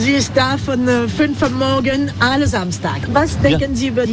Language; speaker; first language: German; non-native, fluent; French